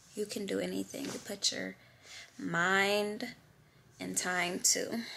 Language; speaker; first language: English; native; English